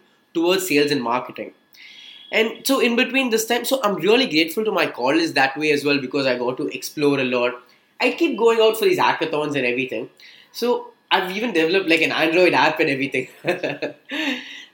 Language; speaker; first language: English; non-native, local second language; Tamil